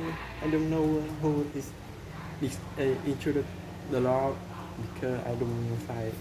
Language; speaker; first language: English; non-native, learner; Vietnamese